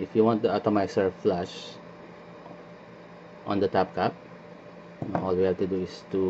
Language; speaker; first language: English; non-native, local second language; Filipino